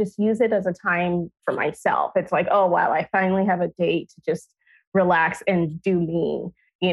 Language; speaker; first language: English; non-native, local second language; Yoruba